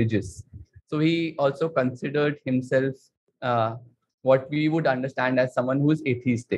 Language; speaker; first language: English; non-native, local second language; Hindi